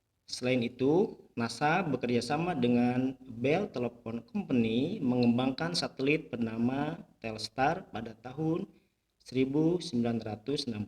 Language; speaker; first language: Indonesian; native; Indonesian